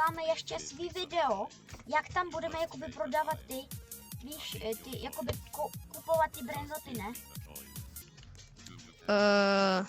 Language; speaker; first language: Czech; early bilingual, other home language; Russian